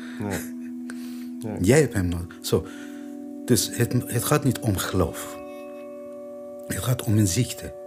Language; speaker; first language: Dutch; non-native, learner; Persian